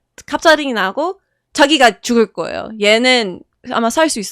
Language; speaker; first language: Korean; non-native, fluent; English